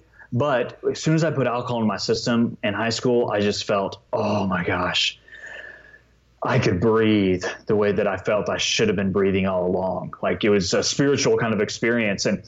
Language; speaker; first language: English; native; English